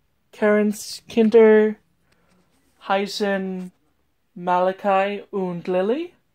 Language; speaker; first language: German; non-native, learner; English